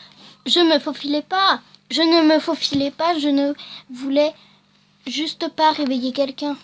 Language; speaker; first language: French; native; French